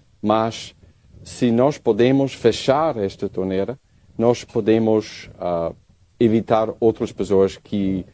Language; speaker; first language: Portuguese; non-native, learner; English